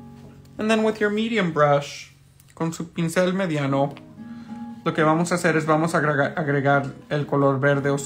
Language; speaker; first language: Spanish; early bilingual, heritage; Spanish